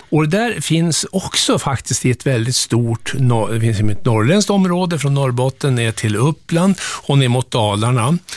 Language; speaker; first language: Swedish; native; Swedish